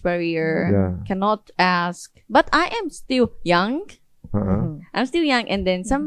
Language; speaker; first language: English; non-native, fluent; Japanese